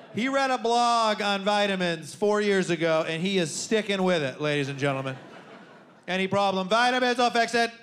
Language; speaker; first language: English; native; English